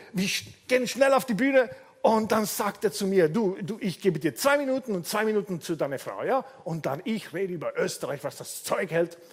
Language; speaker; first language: German; non-native, fluent; Italian